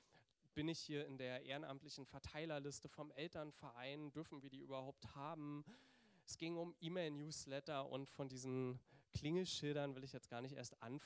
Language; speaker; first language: German; native; German